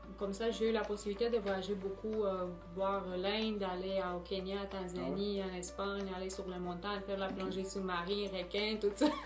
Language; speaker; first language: French; non-native, fluent; Romanian